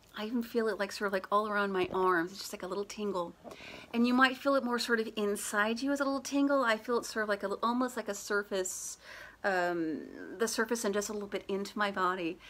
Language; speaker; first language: English; native; English